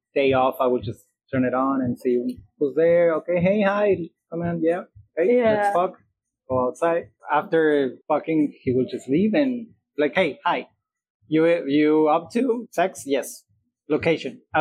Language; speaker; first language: English; non-native, fluent; Spanish